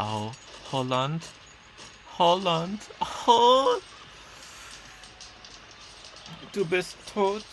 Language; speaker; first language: German; non-native, learner; English